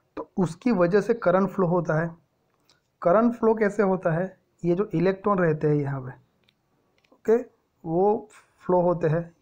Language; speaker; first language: Hindi; non-native, local second language; Gujarati